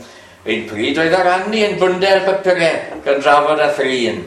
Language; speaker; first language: Welsh; native; Welsh